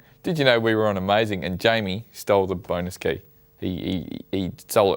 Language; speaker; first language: English; native; English